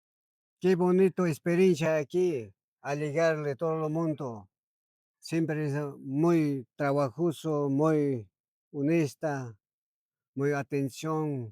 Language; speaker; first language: Spanish; non-native, local second language; Quechua